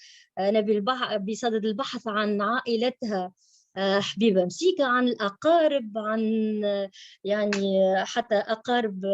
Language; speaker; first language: Arabic; native; Arabic